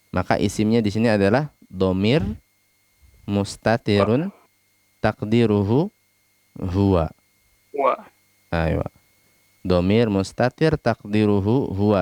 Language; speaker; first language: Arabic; non-native, fluent; Indonesian